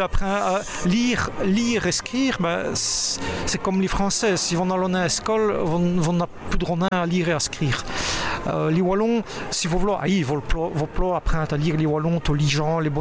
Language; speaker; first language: French; native; French